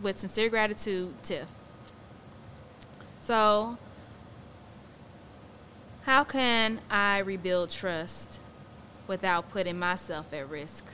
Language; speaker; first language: English; native; English